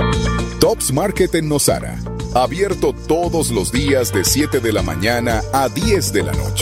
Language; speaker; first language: Spanish; native; Spanish